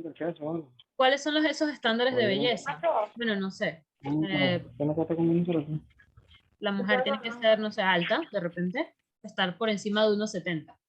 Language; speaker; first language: Spanish; native; Spanish